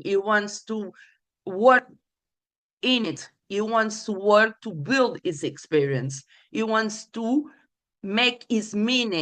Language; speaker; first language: English; non-native, fluent; Portuguese